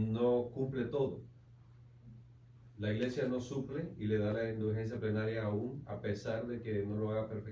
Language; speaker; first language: Spanish; native; Spanish